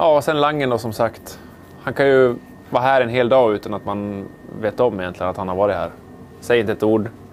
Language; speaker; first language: Swedish; native; Swedish